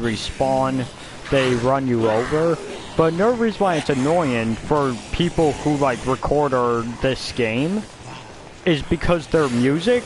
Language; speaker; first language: English; native; English